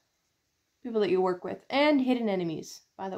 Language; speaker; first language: English; native; English